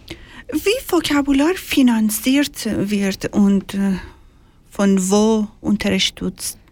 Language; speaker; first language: German; non-native, learner; Persian